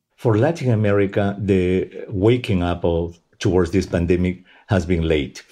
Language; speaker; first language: English; non-native, fluent; Spanish